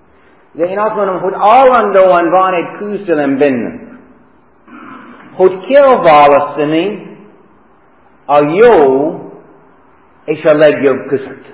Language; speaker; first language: Hungarian; non-native, fluent; English